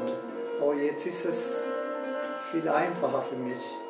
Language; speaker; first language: German; non-native, fluent; Spanish